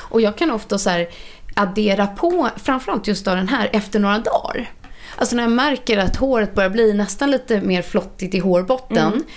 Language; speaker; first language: Swedish; native; Swedish